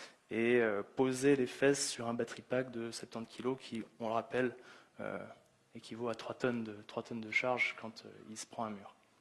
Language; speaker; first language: French; native; French